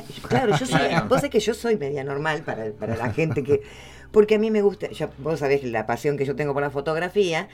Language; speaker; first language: Spanish; native; Spanish